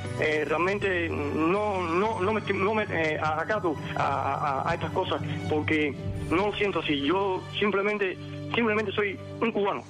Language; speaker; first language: Spanish; native; Spanish